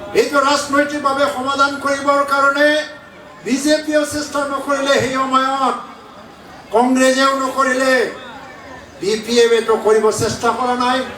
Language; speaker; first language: Assamese; non-native, local second language; Bodo